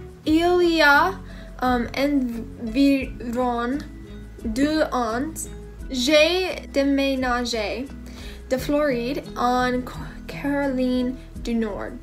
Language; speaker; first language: French; non-native, learner; English